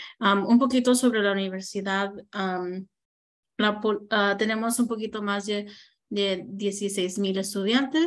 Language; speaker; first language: Spanish; early bilingual, heritage; Spanish